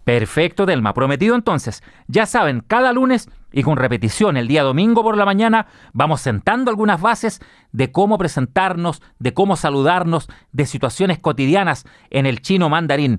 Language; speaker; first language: Spanish; native; Spanish